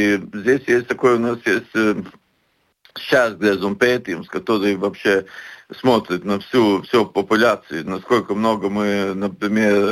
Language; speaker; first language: Russian; non-native, local second language; Latvian